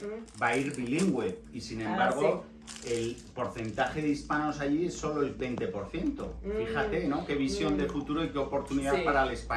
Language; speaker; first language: Spanish; native; Spanish